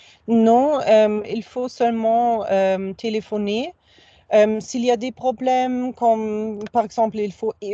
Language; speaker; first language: French; non-native, fluent; German